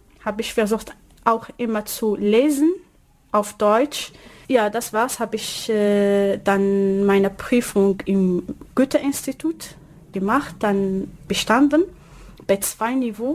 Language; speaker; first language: German; non-native, learner; Arabic